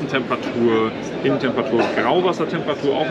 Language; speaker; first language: German; native; German